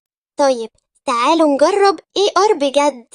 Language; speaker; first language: Arabic; native; Arabic